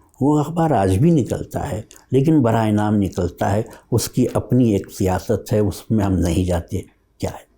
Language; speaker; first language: Urdu; native; Urdu